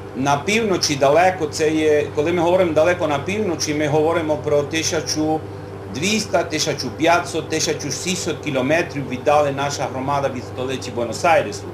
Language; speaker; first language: Ukrainian; early bilingual, heritage; Ukrainian